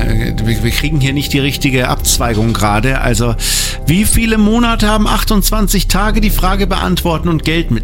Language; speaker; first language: German; native; German